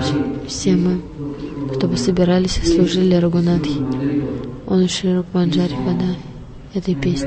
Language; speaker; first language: Russian; non-native, learner; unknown